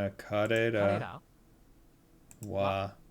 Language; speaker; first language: Japanese; non-native, learner; English